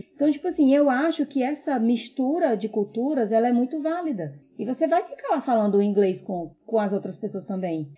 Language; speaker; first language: Portuguese; native; Portuguese